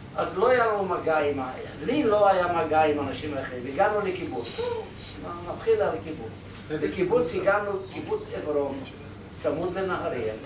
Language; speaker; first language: Hebrew; non-native, fluent; Polish